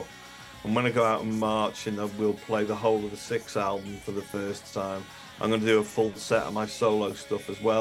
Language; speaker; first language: English; native; English